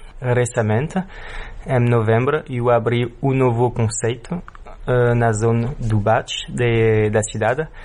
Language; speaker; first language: Portuguese; early bilingual, heritage; French